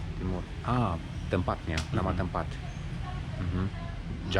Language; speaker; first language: Indonesian; non-native, learner; Romanian